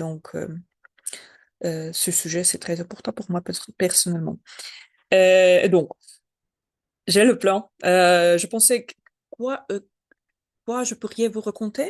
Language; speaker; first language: French; non-native, learner; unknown